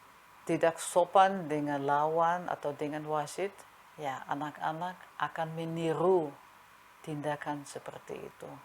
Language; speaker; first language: Indonesian; non-native, fluent; German